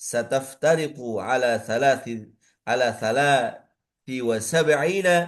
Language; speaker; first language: Arabic; non-native, fluent; Indonesian